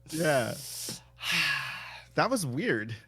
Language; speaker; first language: English; native; English